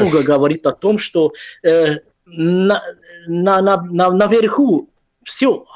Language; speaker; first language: Russian; non-native, fluent; Hungarian